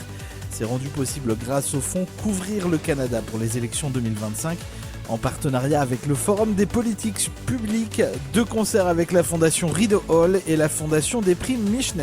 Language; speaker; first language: French; native; French